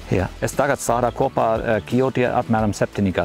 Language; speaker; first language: Latvian; non-native, learner; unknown